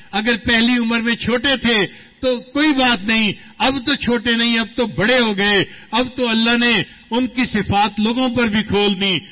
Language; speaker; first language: Urdu; non-native, local second language; Punjabi